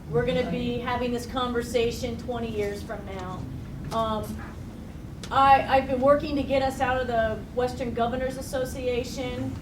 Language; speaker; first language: English; native; English